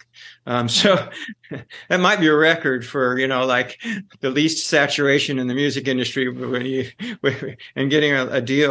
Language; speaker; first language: English; native; English